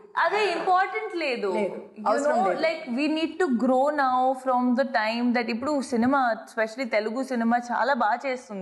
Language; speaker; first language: Telugu; non-native, fluent; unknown